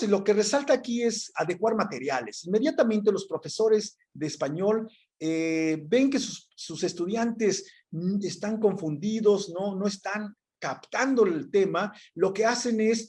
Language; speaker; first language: Spanish; native; Spanish